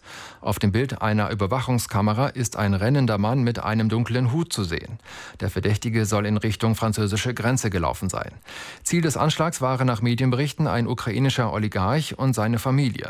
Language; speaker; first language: German; native; German